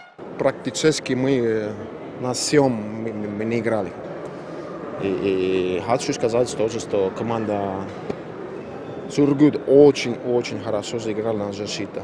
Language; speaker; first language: Russian; non-native, fluent; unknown